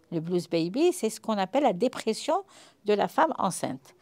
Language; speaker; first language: French; non-native, local second language; Arabic